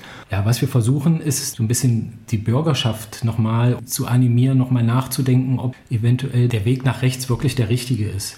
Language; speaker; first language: German; native; German